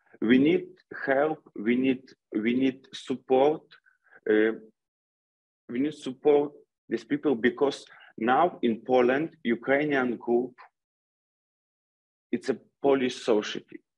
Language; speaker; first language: English; non-native, learner; Ukrainian